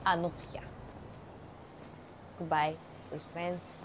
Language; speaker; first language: English; non-native, learner; Japanese